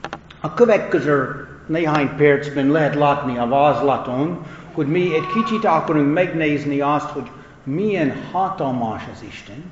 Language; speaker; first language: Hungarian; non-native, fluent; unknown